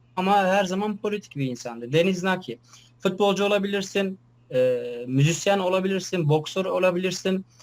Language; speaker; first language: Turkish; non-native, local second language; Kurdish